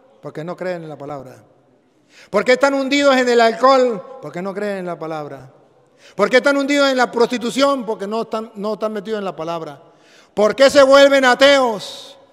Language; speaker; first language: Spanish; native; Spanish